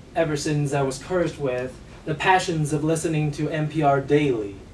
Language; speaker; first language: English; non-native, fluent; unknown